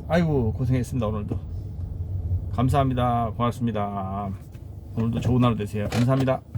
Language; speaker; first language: Korean; native; Korean